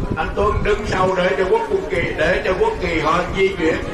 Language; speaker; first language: Vietnamese; native; Vietnamese